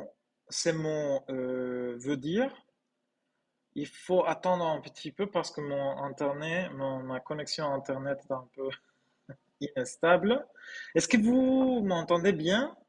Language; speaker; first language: French; non-native, fluent; Spanish